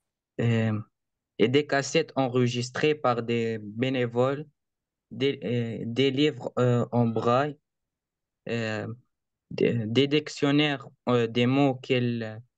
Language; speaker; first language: French; non-native, learner; Arabic